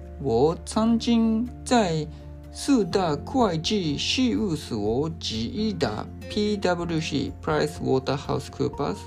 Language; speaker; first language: Chinese; non-native, fluent; Japanese